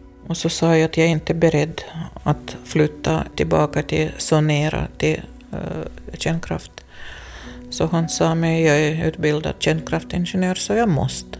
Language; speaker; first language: Swedish; non-native, fluent; Russian